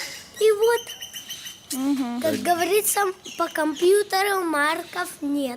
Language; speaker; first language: Russian; early bilingual, heritage; Russian